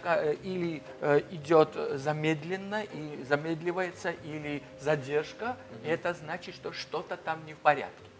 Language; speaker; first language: Russian; non-native, fluent; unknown